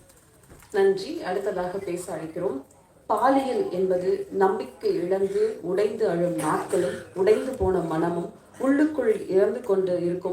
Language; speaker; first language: Tamil; native; Tamil